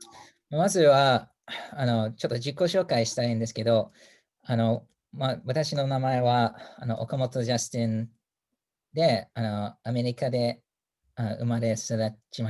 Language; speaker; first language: Japanese; non-native, fluent; English